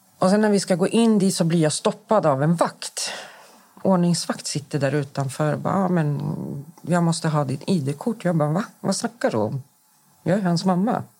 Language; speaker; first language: Swedish; native; Swedish